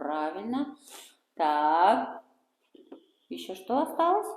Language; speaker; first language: Russian; non-native, local second language; Kara-Kalpak